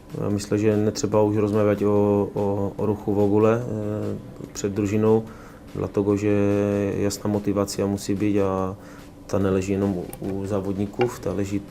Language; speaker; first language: Polish; non-native, learner; Czech